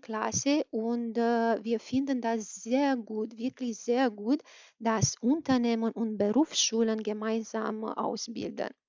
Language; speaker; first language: German; non-native, fluent; Romanian